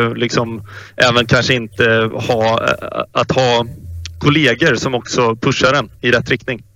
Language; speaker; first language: Swedish; native; Swedish